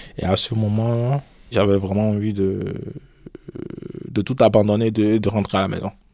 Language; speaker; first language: French; non-native, local second language; Fon